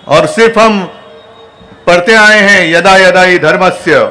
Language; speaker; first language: Hindi; non-native, local second language; Marathi